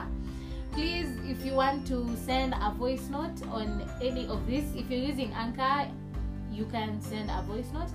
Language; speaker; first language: English; non-native, local second language; Swahili